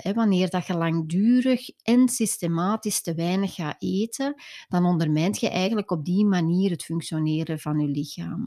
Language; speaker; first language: Dutch; native; Dutch